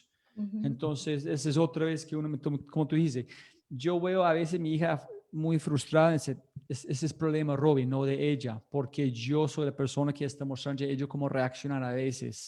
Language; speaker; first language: Spanish; non-native, fluent; English